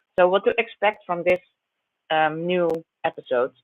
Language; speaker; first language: English; non-native, fluent; Dutch